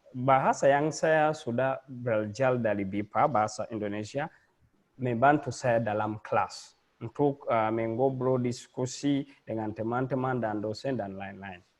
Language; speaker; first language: Indonesian; non-native, learner; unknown